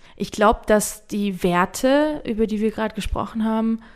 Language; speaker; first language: German; non-native, fluent; Georgian